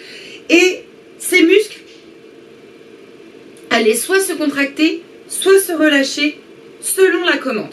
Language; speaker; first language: French; native; French